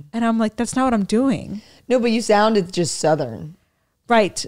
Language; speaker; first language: English; native; English